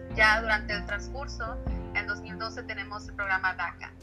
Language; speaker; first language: Spanish; early bilingual, heritage; Spanish